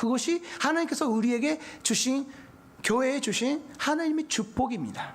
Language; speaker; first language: Korean; non-native, fluent; Japanese